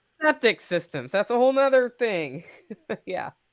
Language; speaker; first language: English; native; English